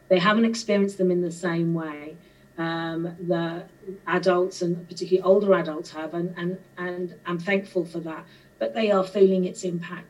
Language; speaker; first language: English; native; English